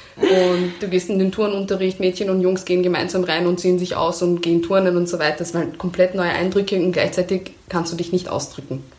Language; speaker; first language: German; early bilingual, other home language; Persian